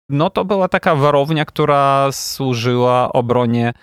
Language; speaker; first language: Polish; non-native, fluent; Ukrainian